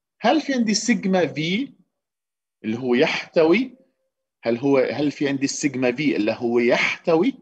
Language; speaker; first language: Arabic; native; Arabic